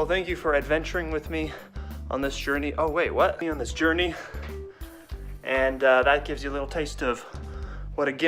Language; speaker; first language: English; native; English